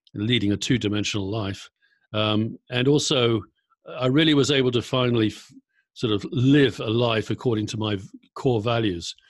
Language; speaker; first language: English; native; English